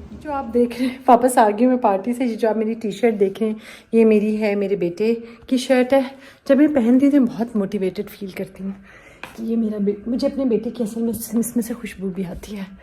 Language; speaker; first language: Urdu; native; Urdu